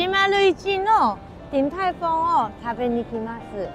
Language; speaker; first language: Japanese; non-native, fluent; Chinese